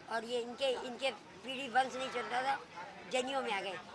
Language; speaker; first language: Hindi; native; Hindi